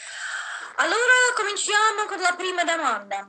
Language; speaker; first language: Italian; non-native, learner; Russian